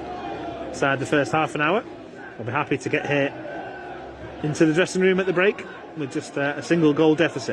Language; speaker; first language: English; native; English